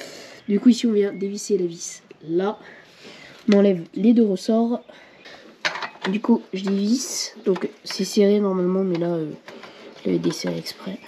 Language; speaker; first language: French; native; French